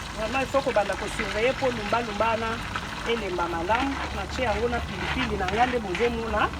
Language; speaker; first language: Lingala; non-native, local second language; Luba-Lulua